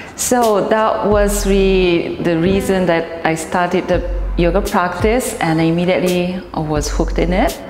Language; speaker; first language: English; non-native, fluent; Japanese